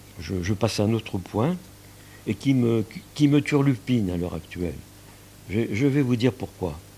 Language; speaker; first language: French; early bilingual, other home language; Yiddish